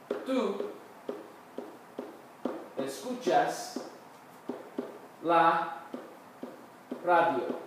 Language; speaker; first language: Spanish; non-native, fluent; English